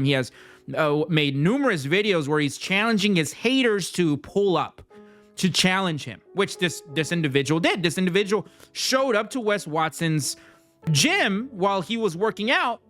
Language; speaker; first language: English; native; English